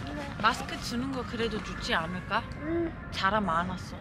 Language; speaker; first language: Korean; non-native, learner; German